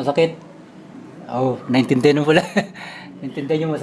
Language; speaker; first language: Filipino; native; Filipino